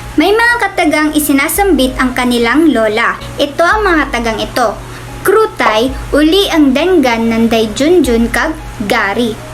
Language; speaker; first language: Filipino; non-native, local second language; Cebuano